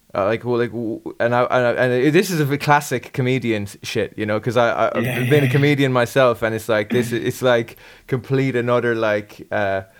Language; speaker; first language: English; native; English